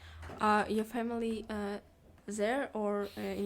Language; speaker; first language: English; non-native, learner; Ukrainian